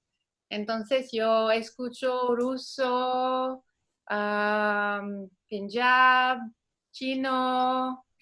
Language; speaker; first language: Spanish; non-native, fluent; French